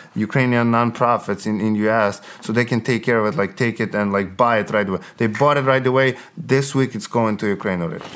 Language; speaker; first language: English; non-native, fluent; Ukrainian